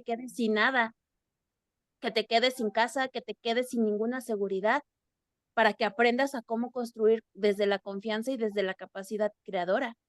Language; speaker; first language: Spanish; native; Spanish